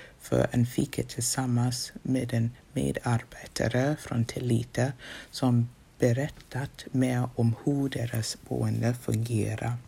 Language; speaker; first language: Swedish; non-native, fluent; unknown